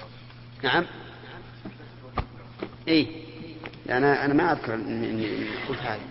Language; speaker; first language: Arabic; native; Arabic